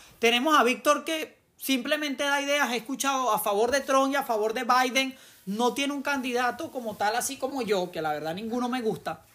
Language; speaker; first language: Spanish; native; Spanish